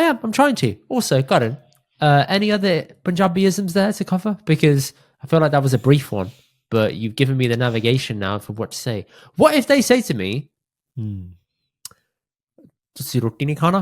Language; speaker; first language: English; early bilingual, other home language; Punjabi